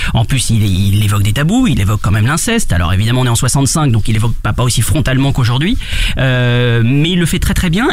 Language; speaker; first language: French; native; French